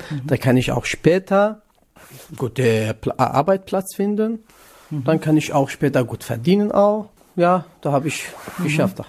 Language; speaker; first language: German; non-native, learner; Kurdish